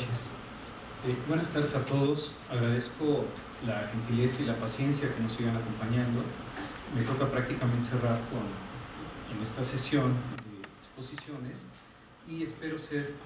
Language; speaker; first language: Spanish; native; Spanish